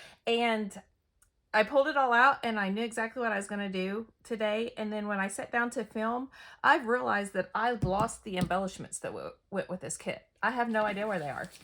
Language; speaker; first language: English; native; English